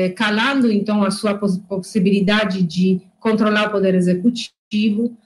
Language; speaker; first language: Portuguese; non-native, fluent; Polish